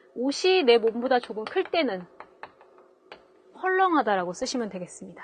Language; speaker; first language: Korean; native; Korean